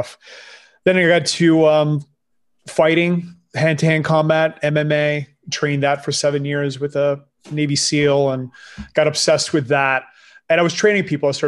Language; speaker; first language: English; non-native, fluent; French